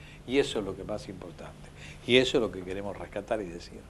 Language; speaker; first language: Spanish; native; Spanish